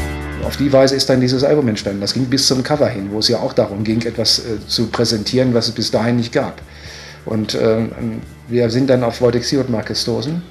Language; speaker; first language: German; native; German